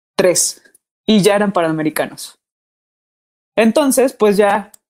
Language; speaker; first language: Spanish; native; Spanish